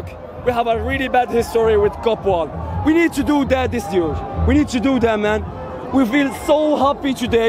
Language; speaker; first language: English; non-native, learner; Arabic